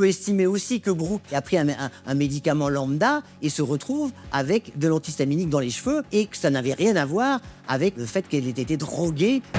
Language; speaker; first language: French; native; French